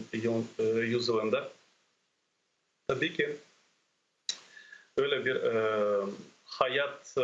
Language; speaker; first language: Turkish; non-native, fluent; Ukrainian